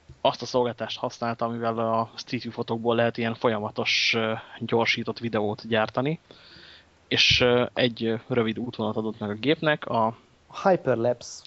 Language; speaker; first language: Hungarian; native; Hungarian